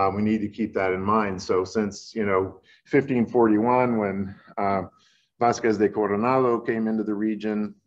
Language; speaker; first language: English; native; English